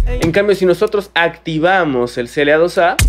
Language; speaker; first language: Spanish; native; Spanish